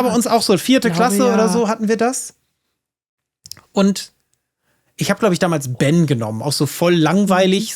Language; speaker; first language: German; native; German